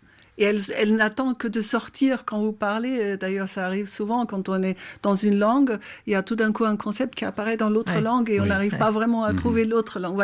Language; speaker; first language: French; non-native, fluent; German